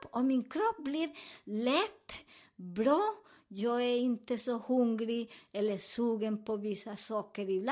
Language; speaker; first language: Swedish; non-native, fluent; Spanish